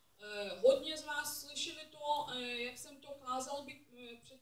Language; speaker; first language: Czech; non-native, learner; English